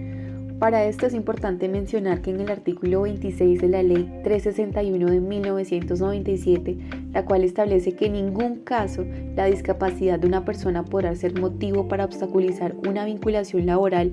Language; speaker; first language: Spanish; native; Spanish